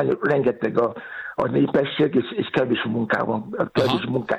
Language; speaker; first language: Hungarian; non-native, fluent; Yoruba